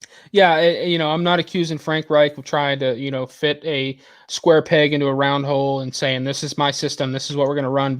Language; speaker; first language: English; native; English